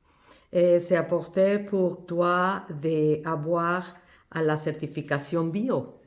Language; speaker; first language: French; non-native, learner; Spanish